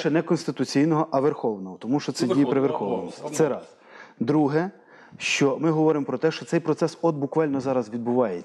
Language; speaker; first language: Ukrainian; native; Ukrainian